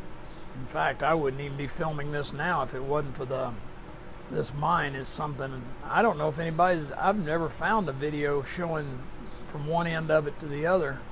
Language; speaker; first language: English; native; English